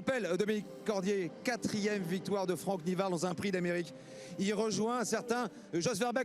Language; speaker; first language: French; native; French